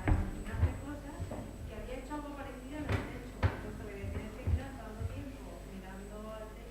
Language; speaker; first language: Spanish; native; Spanish